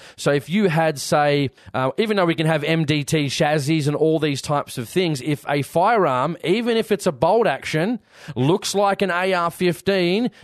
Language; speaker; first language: English; native; English